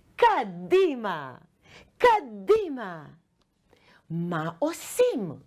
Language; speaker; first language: Hebrew; non-native, fluent; Ukrainian